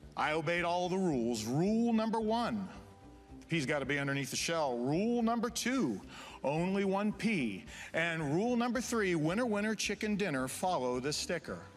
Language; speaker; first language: English; native; English